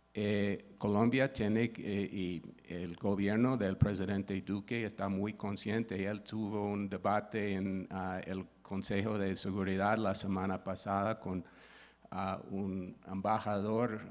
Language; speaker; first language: Spanish; non-native, fluent; English